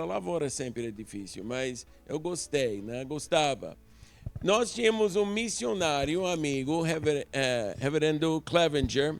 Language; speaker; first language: Portuguese; non-native, local second language; English